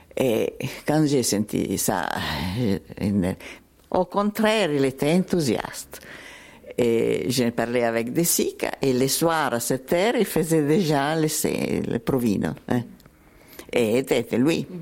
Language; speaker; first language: French; non-native, learner; Italian